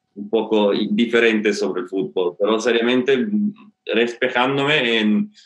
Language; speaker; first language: Spanish; non-native, fluent; English